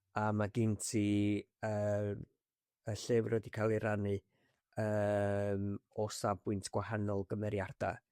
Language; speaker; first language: Welsh; native; Welsh